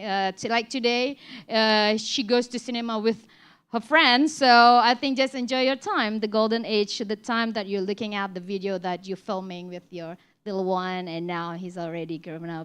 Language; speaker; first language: English; non-native, fluent; Indonesian